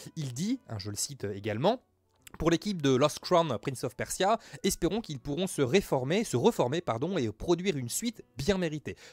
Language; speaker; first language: French; native; French